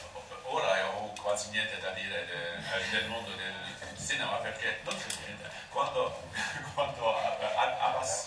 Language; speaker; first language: Italian; non-native, learner; English